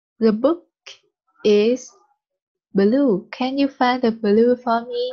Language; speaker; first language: English; non-native, learner; Vietnamese